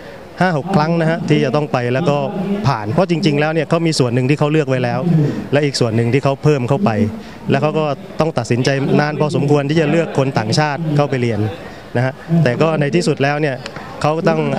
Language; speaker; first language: Thai; native; Thai